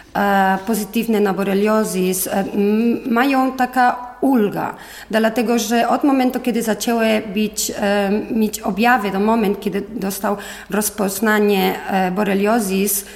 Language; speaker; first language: Polish; non-native, fluent; Spanish